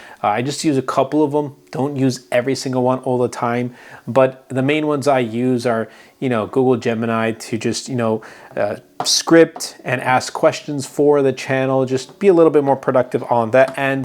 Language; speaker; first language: English; native; English